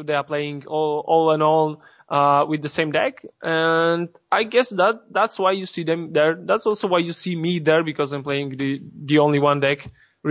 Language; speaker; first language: English; non-native, fluent; Polish